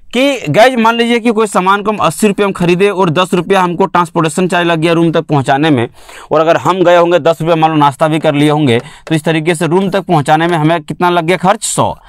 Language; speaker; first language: Hindi; native; Hindi